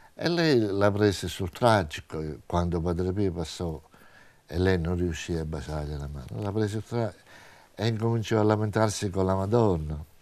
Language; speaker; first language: Italian; native; Italian